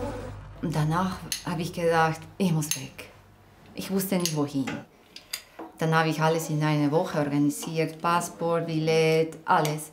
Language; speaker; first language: German; non-native, fluent; Spanish